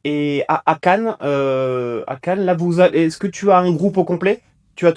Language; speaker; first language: French; native; French